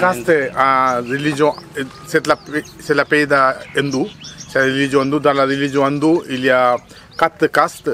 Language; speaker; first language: French; non-native, fluent; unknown